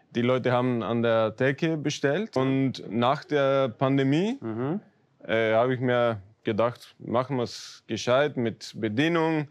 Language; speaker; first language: German; non-native, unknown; Spanish